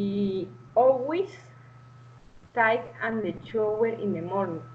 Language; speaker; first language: English; non-native, learner; Spanish